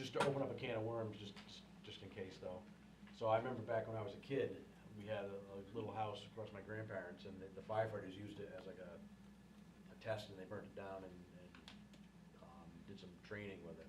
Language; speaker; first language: English; native; English